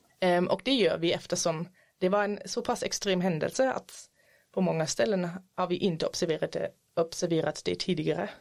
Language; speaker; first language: Swedish; non-native, fluent; German